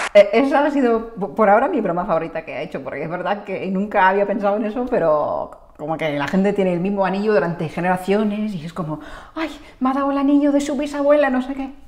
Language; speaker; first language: Spanish; non-native, fluent; English